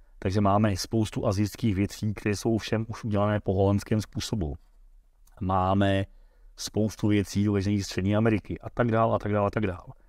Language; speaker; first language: Czech; early bilingual, heritage; Dutch